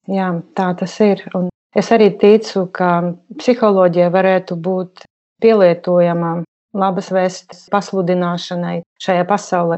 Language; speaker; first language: Latvian; non-native, local second language; Russian